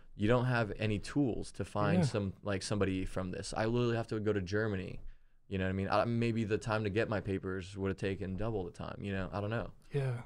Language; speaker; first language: English; early bilingual, other home language; German